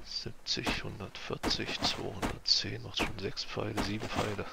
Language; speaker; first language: German; native; German